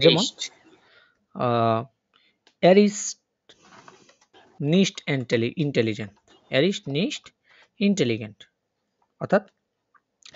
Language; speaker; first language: German; non-native, learner; Bangla